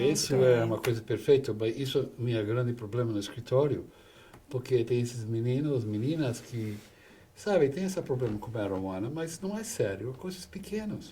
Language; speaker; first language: Portuguese; non-native, fluent; English